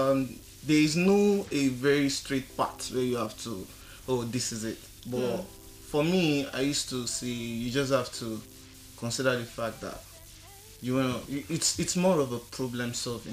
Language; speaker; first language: English; non-native, local second language; Yoruba